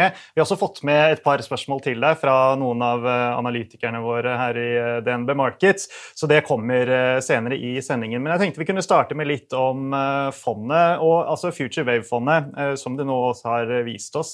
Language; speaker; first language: Norwegian; native; Norwegian